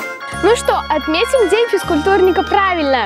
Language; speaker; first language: Russian; native; Russian